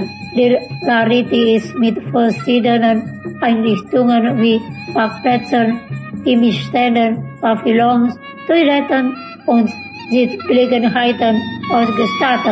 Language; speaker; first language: German; non-native, learner; Indonesian